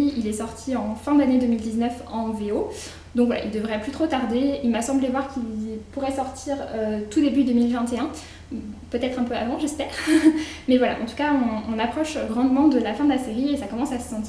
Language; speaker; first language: French; native; French